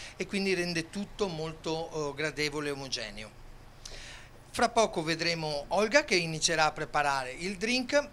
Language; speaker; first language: Italian; native; Italian